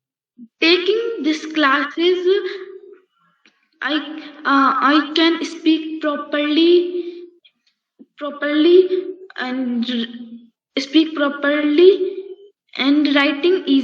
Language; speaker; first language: English; non-native, learner; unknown